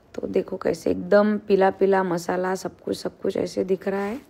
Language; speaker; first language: Hindi; non-native, local second language; Marathi